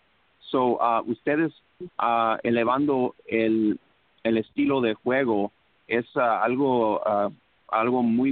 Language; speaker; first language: Spanish; early bilingual, heritage; English